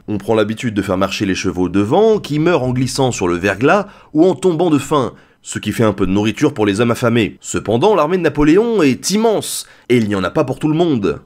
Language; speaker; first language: French; native; French